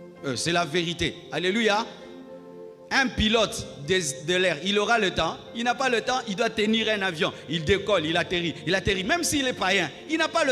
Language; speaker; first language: French; non-native, local second language; Lingala